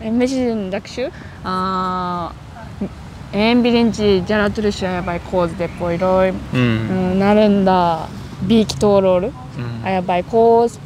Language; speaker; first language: Kyrgyz; non-native, learner; Japanese